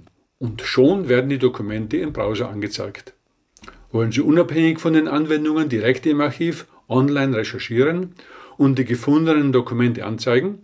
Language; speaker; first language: German; native; German